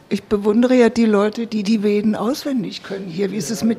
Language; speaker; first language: German; native; German